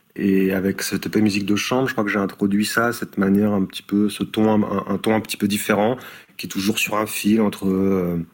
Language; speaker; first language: French; native; French